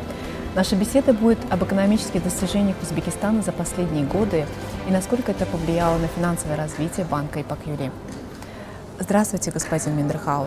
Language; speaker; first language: Russian; native; Russian